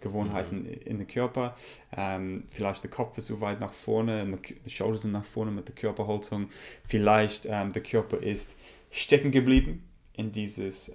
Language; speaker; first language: German; non-native, learner; English